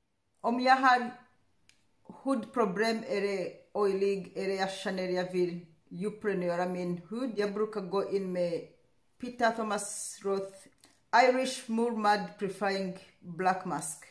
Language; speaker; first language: Swedish; non-native, learner; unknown